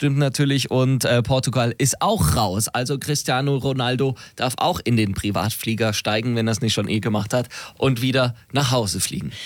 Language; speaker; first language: German; native; German